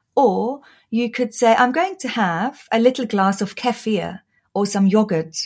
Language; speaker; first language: English; non-native, fluent; German